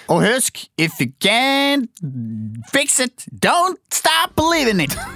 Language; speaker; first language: English; non-native, learner; Norwegian